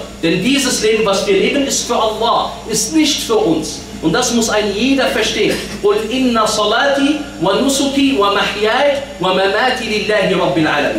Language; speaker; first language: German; early bilingual, other home language; Arabic